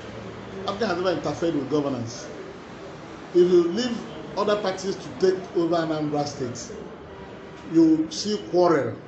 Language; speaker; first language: English; non-native, local second language; Igbo